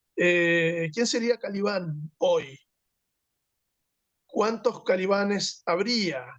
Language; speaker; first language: Spanish; native; Spanish